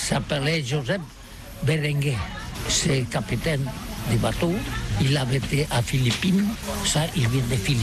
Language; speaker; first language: French; non-native, learner; Catalan